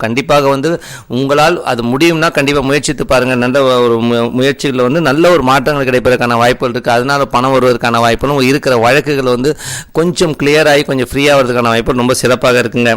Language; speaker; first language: Tamil; native; Tamil